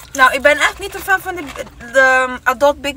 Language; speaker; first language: Dutch; non-native, learner; Italian